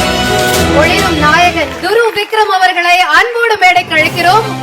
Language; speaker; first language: Tamil; native; Tamil